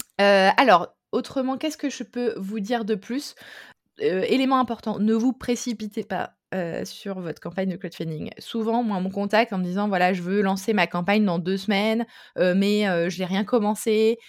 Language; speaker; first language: French; native; French